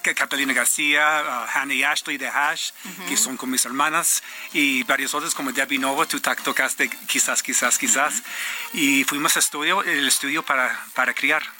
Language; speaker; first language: Spanish; non-native, fluent; English